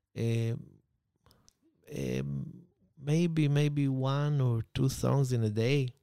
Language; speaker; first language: English; non-native, learner; Hebrew